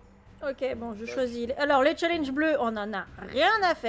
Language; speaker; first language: French; native; French